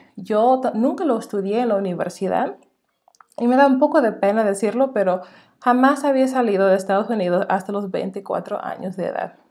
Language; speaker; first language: Spanish; non-native, fluent; English